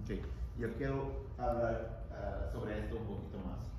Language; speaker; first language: Spanish; non-native, learner; English